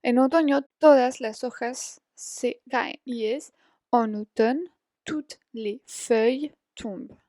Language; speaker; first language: Spanish; non-native, fluent; French